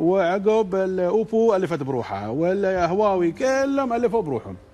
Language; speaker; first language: Arabic; native; Arabic